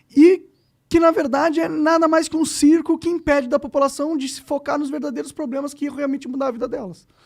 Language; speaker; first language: Portuguese; native; Portuguese